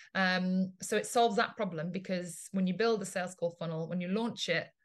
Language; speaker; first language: English; native; English